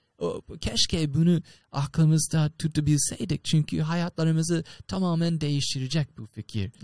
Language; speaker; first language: Turkish; non-native, fluent; English